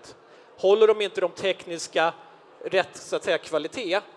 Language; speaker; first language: Swedish; native; Swedish